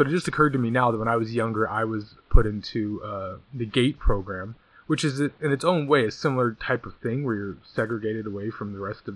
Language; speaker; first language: English; native; English